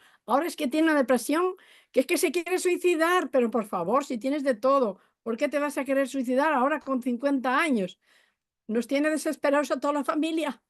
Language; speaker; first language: Spanish; native; Spanish